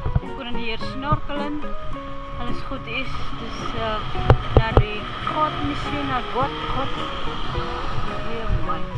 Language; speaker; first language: Dutch; non-native, learner; Indonesian